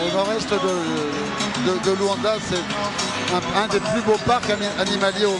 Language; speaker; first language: French; native; French